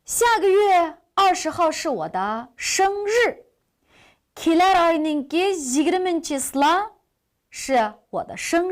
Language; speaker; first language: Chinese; non-native, local second language; Uyghur